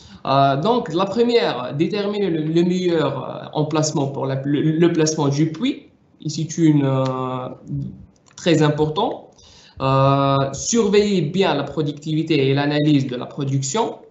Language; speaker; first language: French; non-native, local second language; Arabic